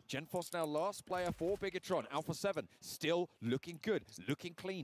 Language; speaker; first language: English; native; English